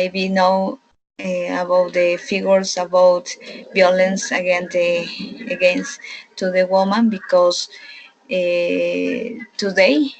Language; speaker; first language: English; non-native, learner; Spanish